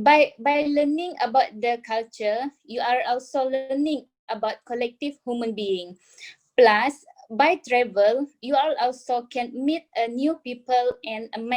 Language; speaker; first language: English; non-native, local second language; Malay